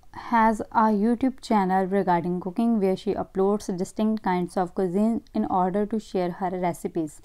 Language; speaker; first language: English; non-native, local second language; Punjabi